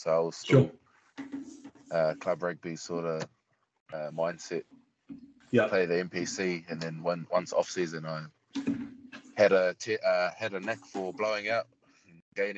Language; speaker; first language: English; native; English